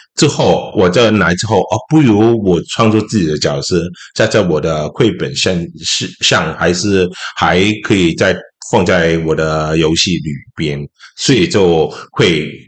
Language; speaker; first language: Chinese; non-native, local second language; Cantonese